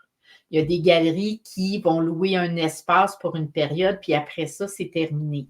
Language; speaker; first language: French; native; French